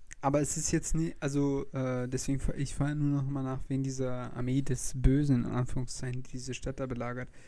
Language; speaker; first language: German; native; German